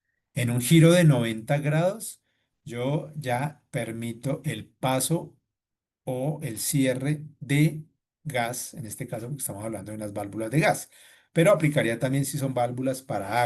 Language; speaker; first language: Spanish; native; Spanish